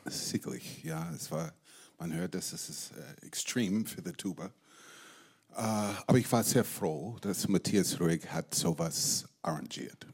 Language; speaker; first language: German; non-native, fluent; English